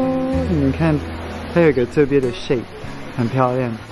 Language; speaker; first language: Chinese; non-native, learner; French